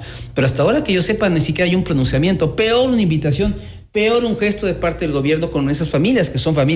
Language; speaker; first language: Spanish; native; Spanish